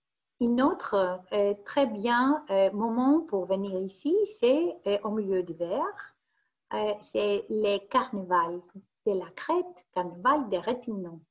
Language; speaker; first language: French; non-native, fluent; Greek